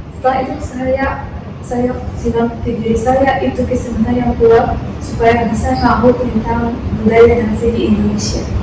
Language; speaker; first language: Indonesian; non-native, fluent; Arabic